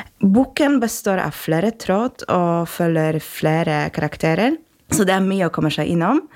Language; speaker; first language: Norwegian; non-native, fluent; Polish